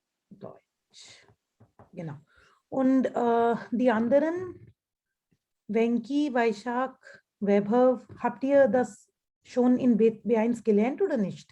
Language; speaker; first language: German; non-native, fluent; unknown